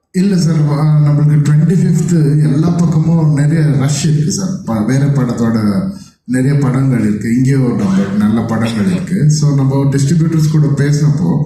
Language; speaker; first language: Tamil; non-native, local second language; Kannada